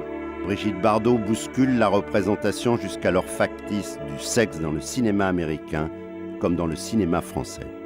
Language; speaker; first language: French; native; French